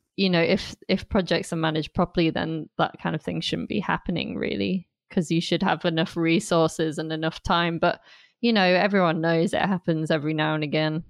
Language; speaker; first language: English; native; English